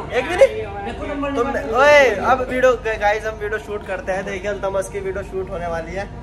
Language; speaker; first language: Hindi; native; Hindi